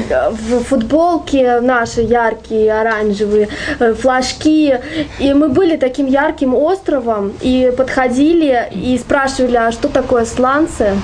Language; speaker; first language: Russian; native; Russian